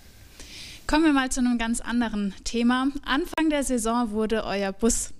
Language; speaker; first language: German; native; German